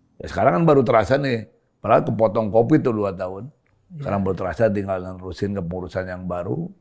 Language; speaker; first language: Indonesian; native; Indonesian